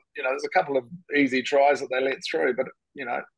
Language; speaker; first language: English; native; English